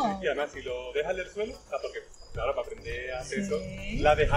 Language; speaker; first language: Spanish; native; Spanish